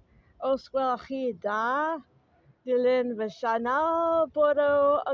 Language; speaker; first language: Welsh; non-native, learner; English